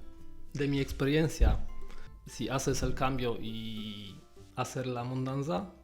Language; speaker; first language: Spanish; non-native, learner; Polish